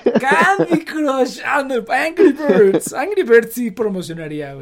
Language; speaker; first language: Spanish; native; Spanish